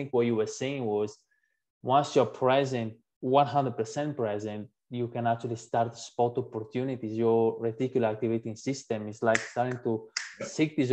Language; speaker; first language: English; non-native, fluent; Italian